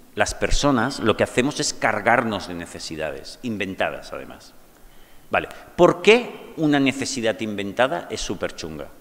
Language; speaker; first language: Spanish; native; Spanish